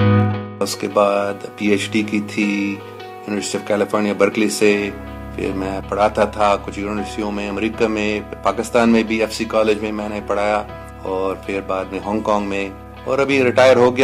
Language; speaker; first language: Hindi; non-native, local second language; English